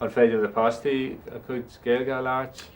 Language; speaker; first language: Irish; non-native, local second language; English